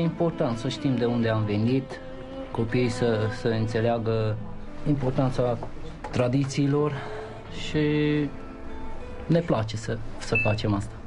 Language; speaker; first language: Romanian; non-native, local second language; Hungarian